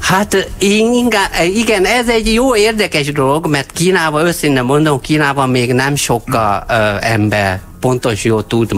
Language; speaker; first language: Hungarian; non-native, learner; Chinese